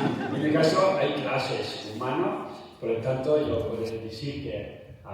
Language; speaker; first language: Spanish; non-native, fluent; Tibetan